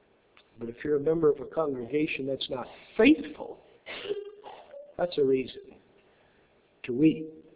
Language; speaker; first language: English; native; English